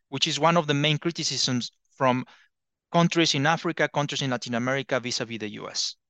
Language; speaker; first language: English; non-native, fluent; Spanish